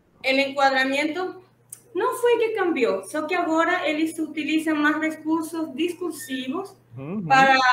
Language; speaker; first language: Portuguese; non-native, fluent; Spanish